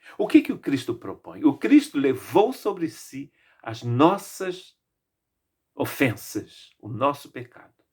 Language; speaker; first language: Portuguese; native; Portuguese